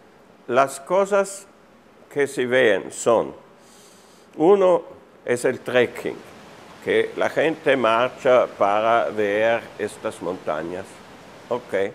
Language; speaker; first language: Spanish; non-native, fluent; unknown